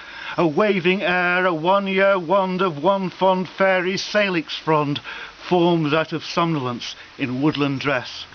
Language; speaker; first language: English; native; English